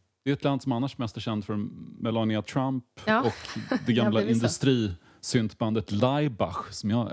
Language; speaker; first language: Swedish; native; Swedish